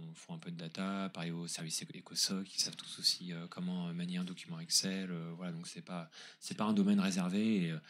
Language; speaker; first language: French; native; French